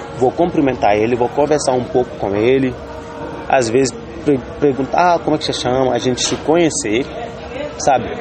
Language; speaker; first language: Portuguese; non-native, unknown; Wolof